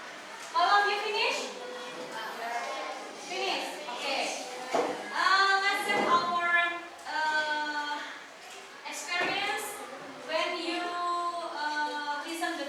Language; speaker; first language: English; non-native, fluent; Indonesian